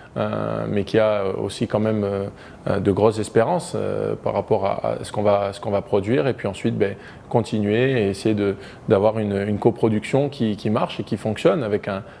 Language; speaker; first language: French; native; French